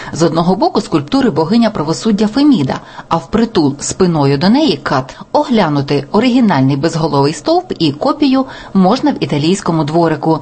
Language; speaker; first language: Ukrainian; native; Ukrainian